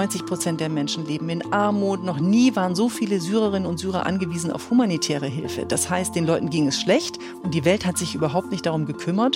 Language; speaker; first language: German; native; German